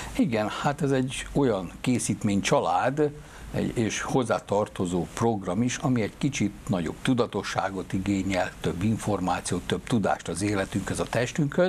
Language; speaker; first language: Hungarian; native; Hungarian